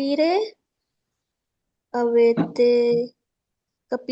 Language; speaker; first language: Italian; non-native, learner; Urdu